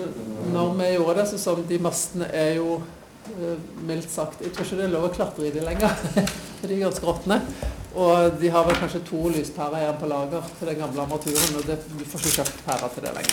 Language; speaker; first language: Norwegian; native; Norwegian